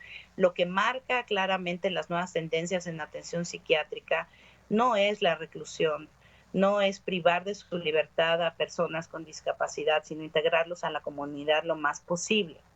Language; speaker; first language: Spanish; native; Spanish